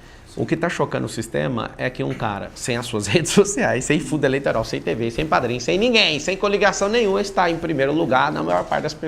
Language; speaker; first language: Portuguese; native; Portuguese